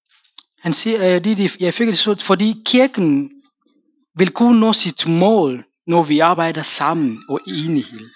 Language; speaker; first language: Danish; non-native, fluent; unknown